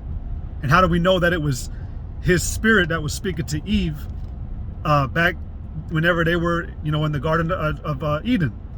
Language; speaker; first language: English; native; English